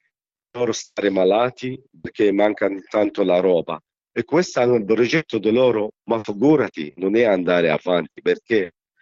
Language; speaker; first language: Italian; non-native, learner; Arabic